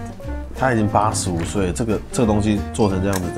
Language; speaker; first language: Chinese; native; Chinese